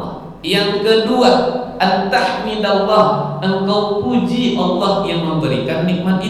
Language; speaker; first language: Malay; native; Malay